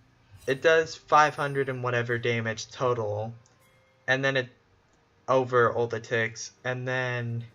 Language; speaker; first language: English; native; English